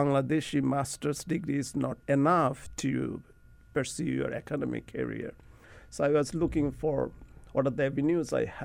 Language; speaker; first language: English; non-native, local second language; Bangla